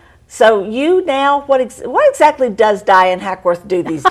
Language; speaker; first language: English; native; English